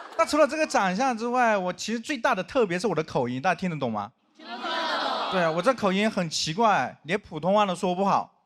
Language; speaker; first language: Chinese; non-native, local second language; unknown